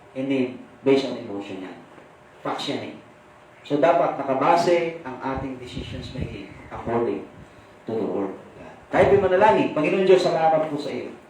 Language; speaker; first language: Filipino; non-native, local second language; Pampanga